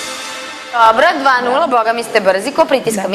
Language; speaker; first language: Croatian; native; Croatian